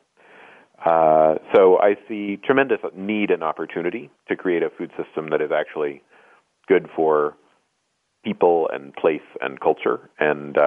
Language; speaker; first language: English; native; English